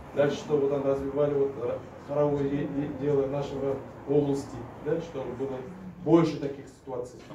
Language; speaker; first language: Russian; non-native, local second language; Kazakh